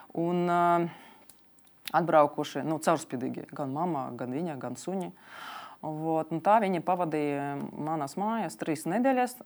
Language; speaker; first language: Latvian; non-native, local second language; Russian